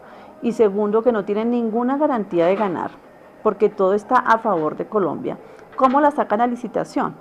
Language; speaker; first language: Spanish; native; Spanish